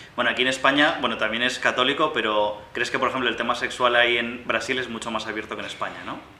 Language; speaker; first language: Spanish; native; Spanish